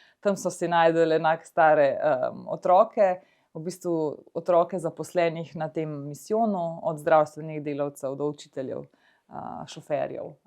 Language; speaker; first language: Slovenian; native; Slovenian